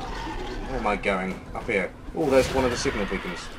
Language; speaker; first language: English; native; English